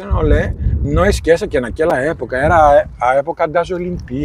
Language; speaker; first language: Portuguese; non-native, fluent; Greek